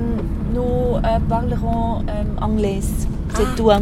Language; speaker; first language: French; non-native, learner; English